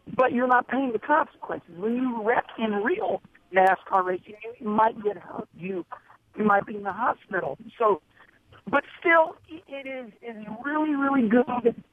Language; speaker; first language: English; native; English